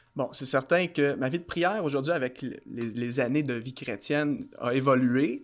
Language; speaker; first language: French; native; French